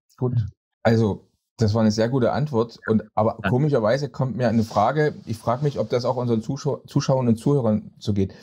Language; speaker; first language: German; native; German